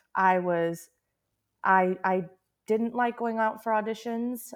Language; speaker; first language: English; native; English